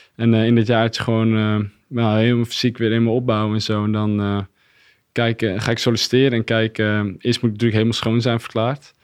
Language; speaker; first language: Dutch; native; Dutch